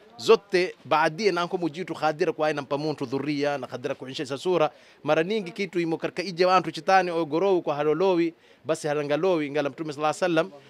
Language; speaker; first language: Swahili; native; Swahili